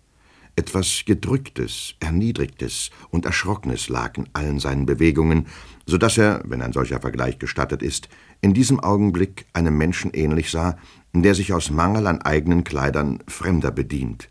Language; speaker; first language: German; native; German